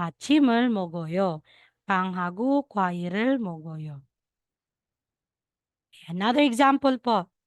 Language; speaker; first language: Korean; non-native, learner; Filipino